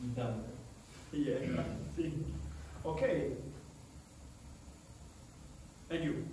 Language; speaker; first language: English; non-native, learner; French